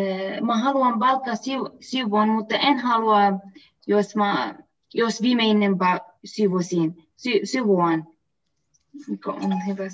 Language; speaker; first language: Finnish; non-native, learner; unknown